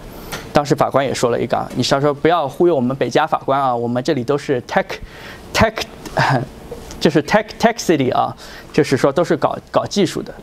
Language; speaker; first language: Chinese; native; Chinese